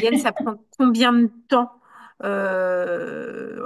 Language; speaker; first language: French; native; French